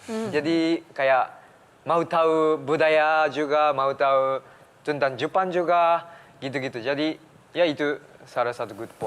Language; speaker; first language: Indonesian; early bilingual, heritage; Japanese